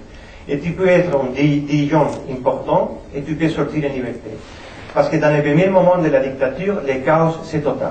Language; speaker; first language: French; non-native, fluent; Spanish